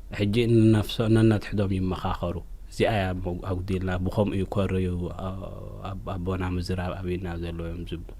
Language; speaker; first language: Tigrinya; native; Tigrinya